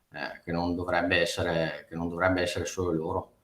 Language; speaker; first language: Italian; native; Italian